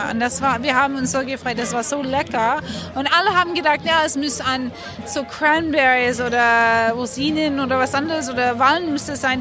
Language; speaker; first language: German; non-native, fluent; English